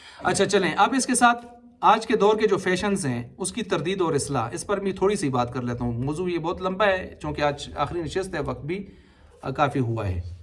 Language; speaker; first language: Urdu; non-native, local second language; Punjabi